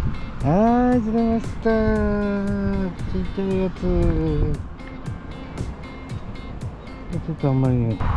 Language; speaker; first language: Japanese; native; Japanese